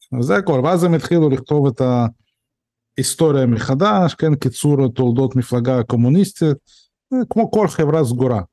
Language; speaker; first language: Hebrew; early bilingual, other home language; Russian